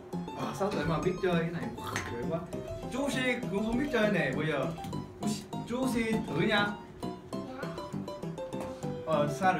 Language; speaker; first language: Vietnamese; non-native, fluent; Korean